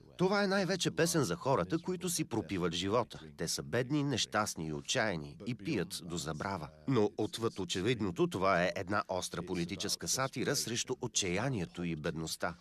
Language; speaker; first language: Bulgarian; non-native, fluent; English